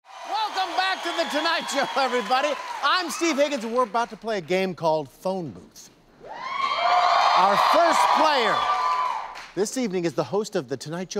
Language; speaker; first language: English; native; English